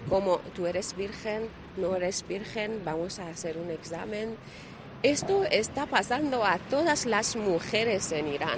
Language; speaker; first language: Spanish; non-native, learner; Persian